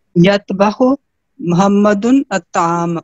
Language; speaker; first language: Arabic; non-native, learner; Urdu